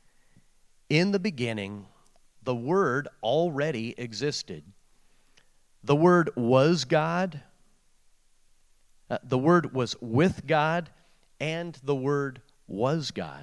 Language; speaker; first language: English; native; English